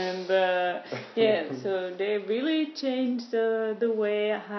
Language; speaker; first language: English; non-native, fluent; Czech